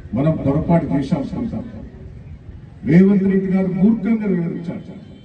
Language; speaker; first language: Telugu; native; Telugu